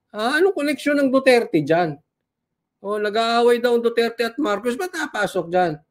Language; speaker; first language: Filipino; native; Filipino